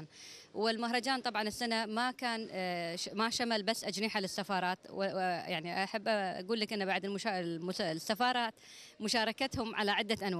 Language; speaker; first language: Arabic; native; Arabic